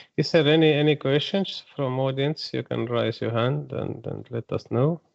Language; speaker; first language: English; non-native, fluent; Estonian